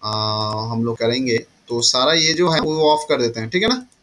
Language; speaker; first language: Hindi; non-native, local second language; Bangla